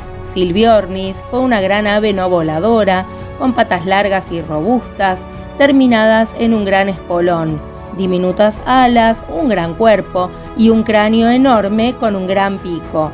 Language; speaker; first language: Spanish; native; Spanish